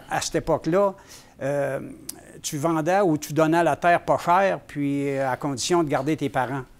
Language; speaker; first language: French; native; French